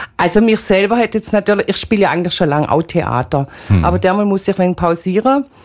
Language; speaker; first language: German; native; German